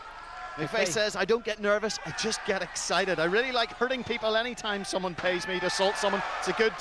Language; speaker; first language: English; native; English